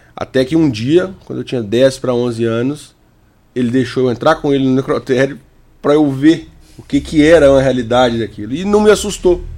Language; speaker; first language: Portuguese; native; Portuguese